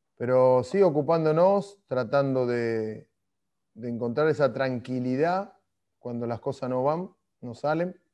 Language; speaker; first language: Spanish; native; Spanish